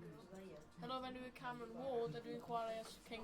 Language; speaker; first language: Welsh; non-native, local second language; English